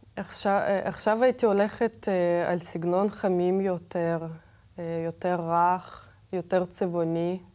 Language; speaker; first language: Hebrew; non-native, fluent; Russian